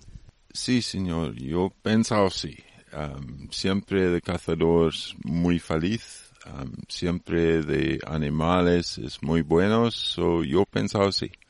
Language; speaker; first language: Spanish; non-native, learner; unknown